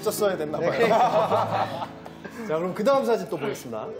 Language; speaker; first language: Korean; native; Korean